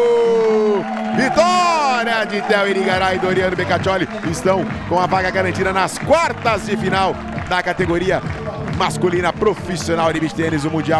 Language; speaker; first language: Portuguese; native; Portuguese